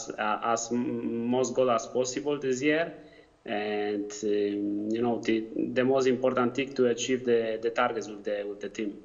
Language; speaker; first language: English; non-native, fluent; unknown